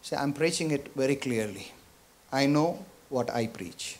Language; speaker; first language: English; non-native, local second language; Tamil